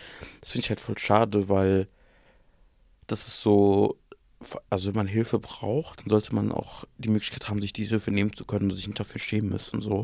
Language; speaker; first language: German; early bilingual, other home language; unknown